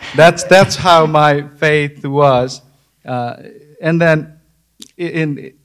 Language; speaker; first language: English; non-native, local second language; Nepali